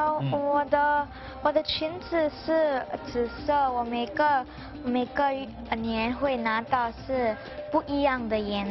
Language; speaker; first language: Chinese; non-native, local second language; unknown